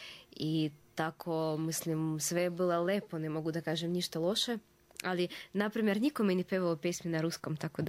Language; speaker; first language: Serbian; non-native, fluent; Russian